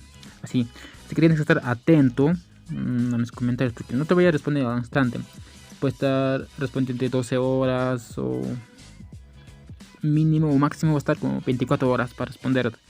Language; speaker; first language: Spanish; non-native, local second language; Quechua